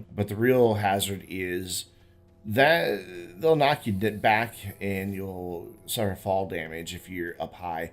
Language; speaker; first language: English; native; English